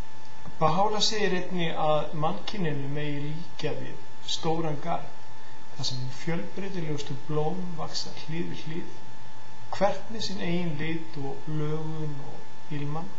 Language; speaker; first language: Icelandic; native; Icelandic